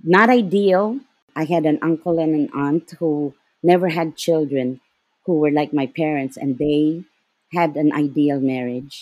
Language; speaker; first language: English; non-native, local second language; Filipino